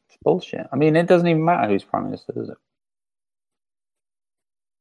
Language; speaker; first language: English; native; English